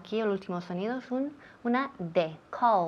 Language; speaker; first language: Spanish; non-native, fluent; English